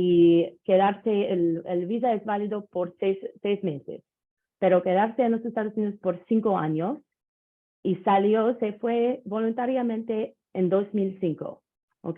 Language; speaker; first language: Spanish; non-native, learner; English